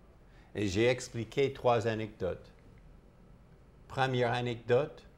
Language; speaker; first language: French; non-native, fluent; English